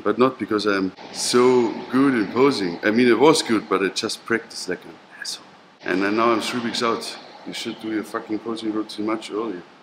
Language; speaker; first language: English; non-native, learner; German